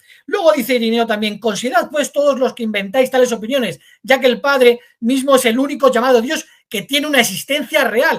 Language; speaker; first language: Spanish; native; Spanish